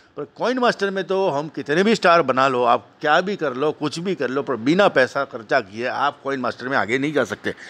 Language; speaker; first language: Hindi; native; Hindi